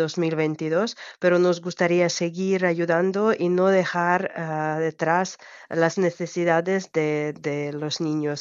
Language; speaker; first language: Spanish; non-native, fluent; Ukrainian